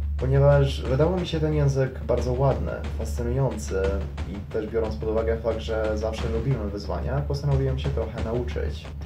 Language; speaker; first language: Polish; non-native, fluent; Croatian